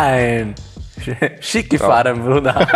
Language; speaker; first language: German; non-native, fluent; Hungarian